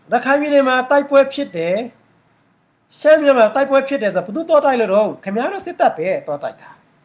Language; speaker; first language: Burmese; non-native, local second language; Mon